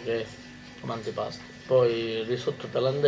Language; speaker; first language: Italian; native; Italian